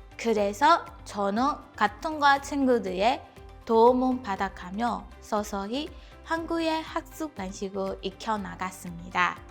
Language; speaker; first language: Korean; non-native, fluent; Burmese